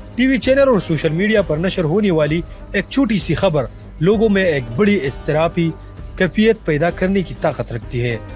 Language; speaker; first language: Urdu; non-native, local second language; Pashto